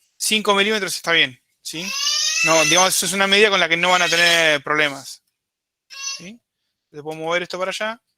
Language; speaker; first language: Spanish; native; Spanish